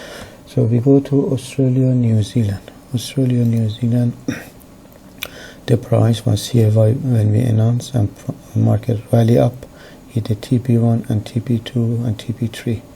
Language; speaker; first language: English; non-native, fluent; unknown